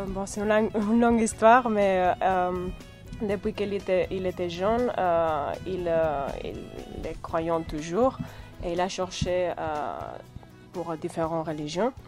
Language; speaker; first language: French; non-native, fluent; Catalan